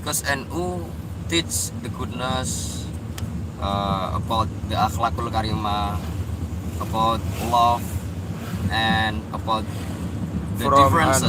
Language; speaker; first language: English; non-native, learner; Indonesian